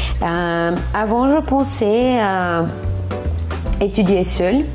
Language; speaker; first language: French; non-native, fluent; Portuguese